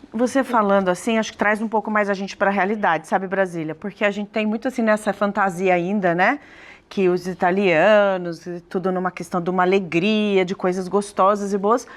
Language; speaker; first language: Portuguese; native; Portuguese